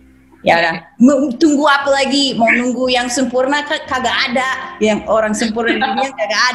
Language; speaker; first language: Indonesian; non-native, fluent; English